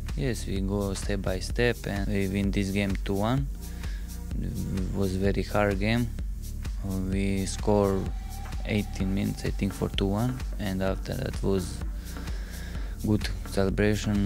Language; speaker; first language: English; non-native, learner; Bosnian